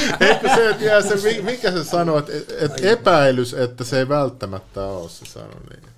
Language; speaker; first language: Finnish; native; Finnish